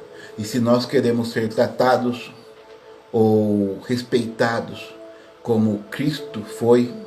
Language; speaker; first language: Portuguese; native; Portuguese